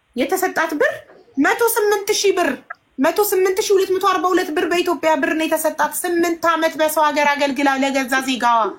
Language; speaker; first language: Amharic; native; Amharic